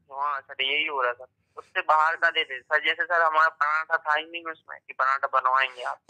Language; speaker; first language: Hindi; native; Hindi